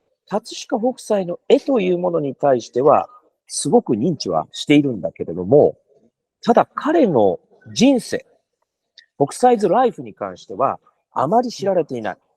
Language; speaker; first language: Japanese; native; Japanese